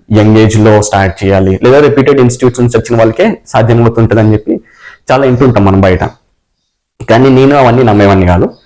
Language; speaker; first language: Telugu; native; Telugu